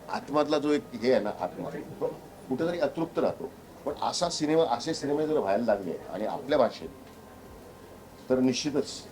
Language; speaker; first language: Marathi; native; Marathi